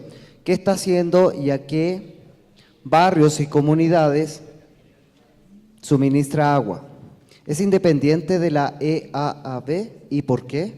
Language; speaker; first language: Spanish; native; Spanish